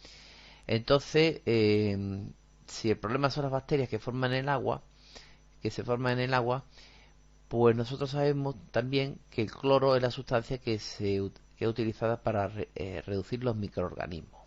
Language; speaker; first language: Spanish; native; Spanish